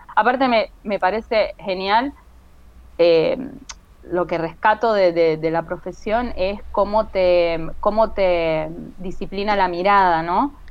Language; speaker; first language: Spanish; native; Spanish